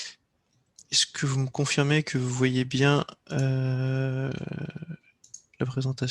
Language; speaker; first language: French; native; French